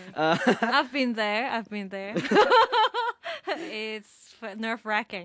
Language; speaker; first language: English; non-native, local second language; Cantonese